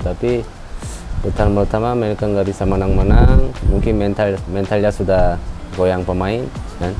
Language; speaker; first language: Indonesian; non-native, fluent; Korean